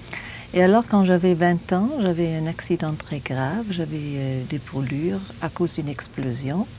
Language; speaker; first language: French; non-native, fluent; German